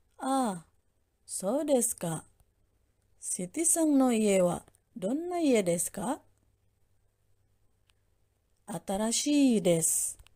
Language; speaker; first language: Japanese; non-native, fluent; Indonesian